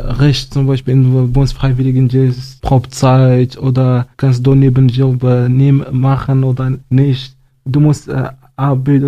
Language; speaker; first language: German; non-native, learner; Arabic